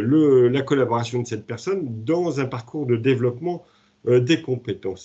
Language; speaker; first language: French; native; French